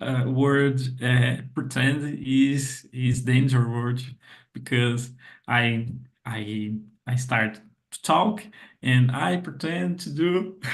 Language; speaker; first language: English; non-native, learner; Portuguese